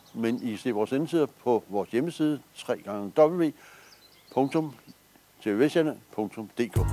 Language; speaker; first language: Danish; native; Danish